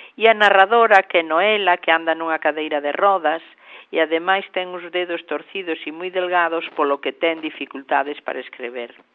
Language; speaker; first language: Galician; native; Galician